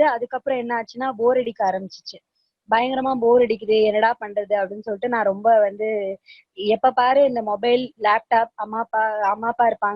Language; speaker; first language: Tamil; native; Tamil